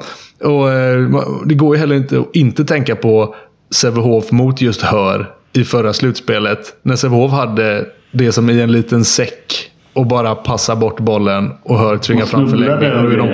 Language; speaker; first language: Swedish; native; Swedish